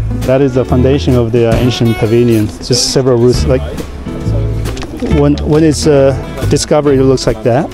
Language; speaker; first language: English; non-native, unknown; Chinese